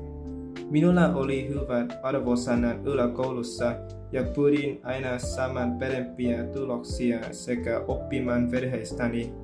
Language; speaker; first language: Finnish; non-native, fluent; Vietnamese